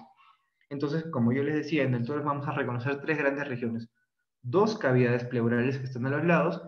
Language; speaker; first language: Spanish; native; Spanish